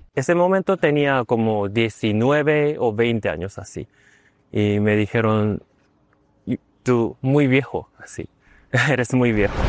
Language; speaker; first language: Spanish; non-native, learner; Korean